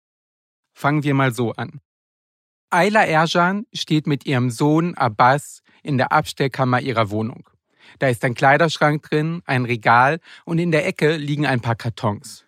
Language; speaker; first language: German; native; German